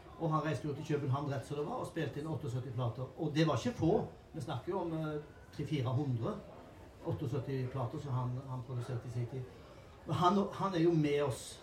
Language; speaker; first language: Norwegian; native; Norwegian